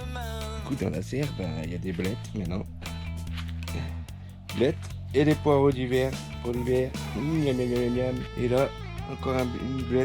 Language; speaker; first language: French; native; French